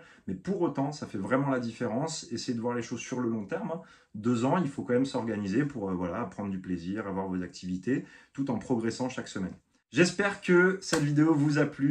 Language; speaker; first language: French; native; French